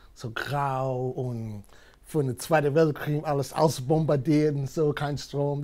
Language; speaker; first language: German; non-native, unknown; English